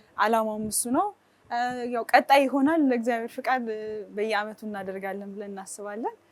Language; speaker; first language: Amharic; native; Amharic